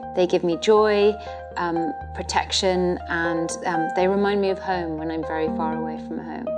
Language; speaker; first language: English; native; English